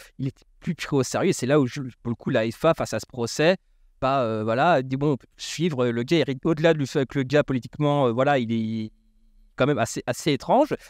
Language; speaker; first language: French; native; French